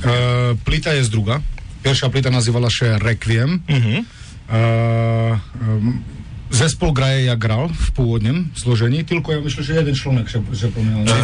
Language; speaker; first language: Polish; non-native, learner; Slovak